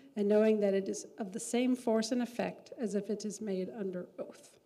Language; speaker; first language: English; native; English